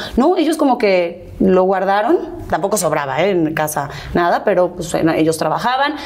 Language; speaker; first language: Spanish; early bilingual, other home language; Catalan